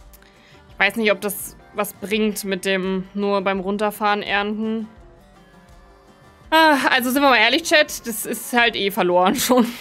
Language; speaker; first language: German; native; German